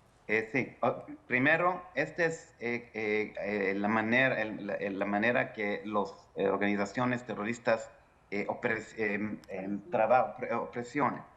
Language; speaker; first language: Spanish; non-native, fluent; Hebrew